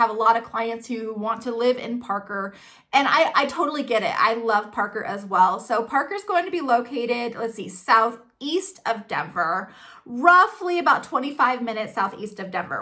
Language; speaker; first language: English; native; English